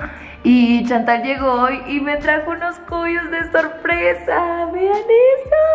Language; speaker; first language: Spanish; native; Spanish